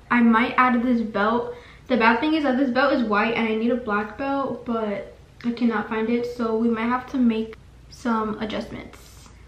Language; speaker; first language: English; early bilingual, other home language; Spanish